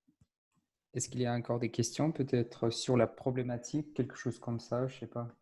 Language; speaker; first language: French; non-native, fluent; Russian